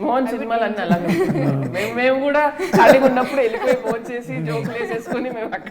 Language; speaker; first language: Telugu; native; Telugu